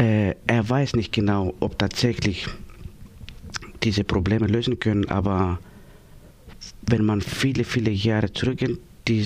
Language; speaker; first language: German; non-native, learner; Greek